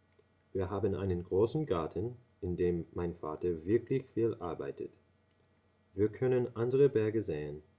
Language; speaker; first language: German; non-native, learner; English